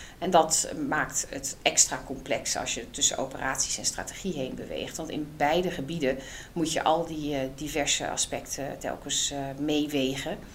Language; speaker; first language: Dutch; native; Dutch